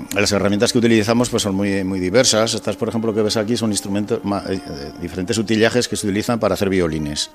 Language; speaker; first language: Spanish; native; Spanish